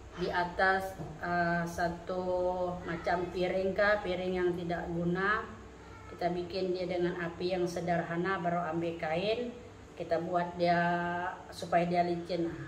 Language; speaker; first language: Malay; non-native, local second language; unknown